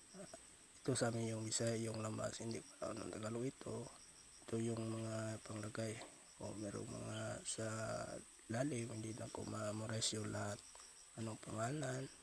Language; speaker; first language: Filipino; non-native, local second language; Cebuano